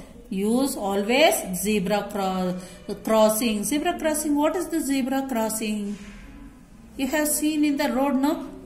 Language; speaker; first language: English; non-native, local second language; Kannada